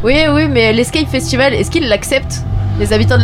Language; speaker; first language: French; native; French